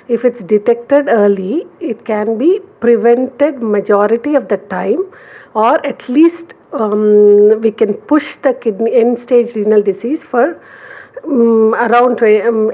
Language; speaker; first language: English; non-native, local second language; Telugu